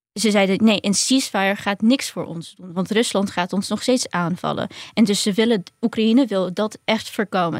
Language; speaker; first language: Dutch; early bilingual, other home language; Ukrainian